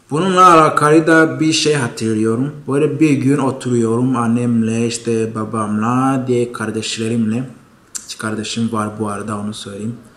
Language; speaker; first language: Turkish; non-native, fluent; Arabic